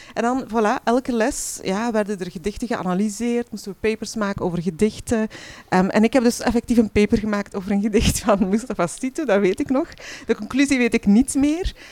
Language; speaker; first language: Dutch; early bilingual, other home language; Arabic